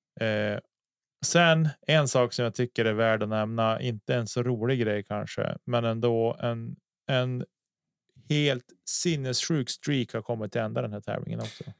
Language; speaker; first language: Swedish; native; Swedish